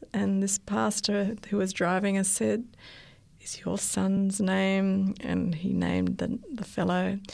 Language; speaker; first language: English; native; English